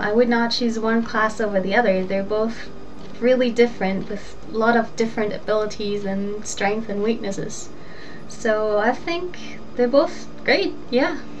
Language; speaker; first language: English; early bilingual, other home language; German